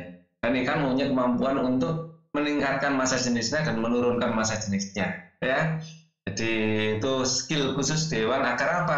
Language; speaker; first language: Indonesian; native; Indonesian